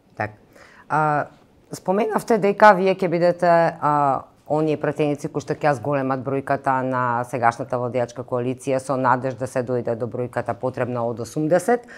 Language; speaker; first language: Macedonian; native; Macedonian